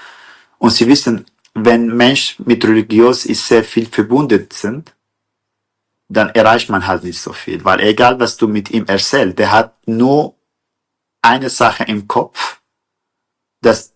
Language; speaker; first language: German; non-native, fluent; Kurdish